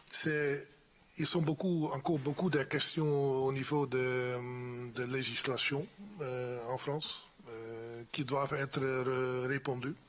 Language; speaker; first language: French; non-native, fluent; Dutch